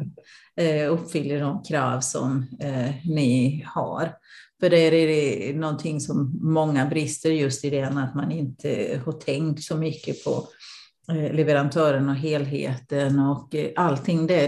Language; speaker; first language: Swedish; non-native, fluent; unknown